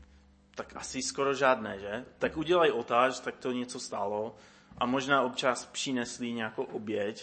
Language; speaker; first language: Czech; non-native, fluent; English